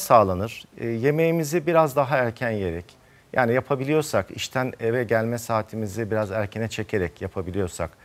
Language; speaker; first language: Turkish; native; Turkish